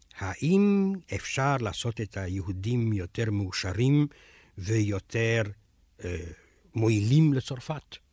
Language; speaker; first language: Hebrew; non-native, fluent; Romanian